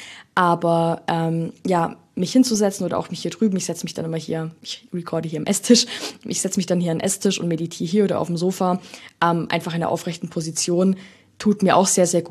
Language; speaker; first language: German; native; German